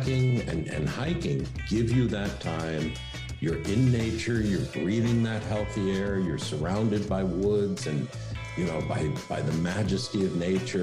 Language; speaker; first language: English; native; English